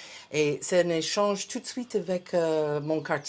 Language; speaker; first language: French; non-native, fluent; English